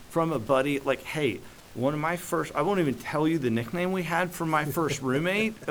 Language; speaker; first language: English; native; English